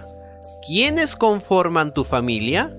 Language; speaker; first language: Spanish; native; Spanish